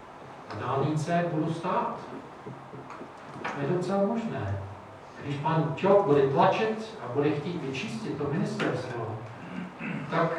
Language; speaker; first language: Czech; non-native, fluent; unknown